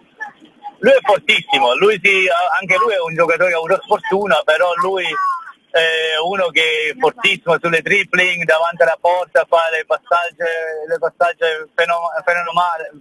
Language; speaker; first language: Italian; early bilingual, heritage; German